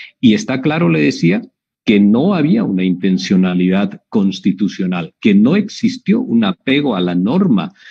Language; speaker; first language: Spanish; native; Spanish